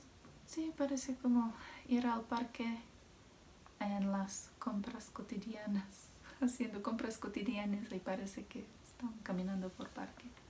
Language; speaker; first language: Spanish; non-native, fluent; Czech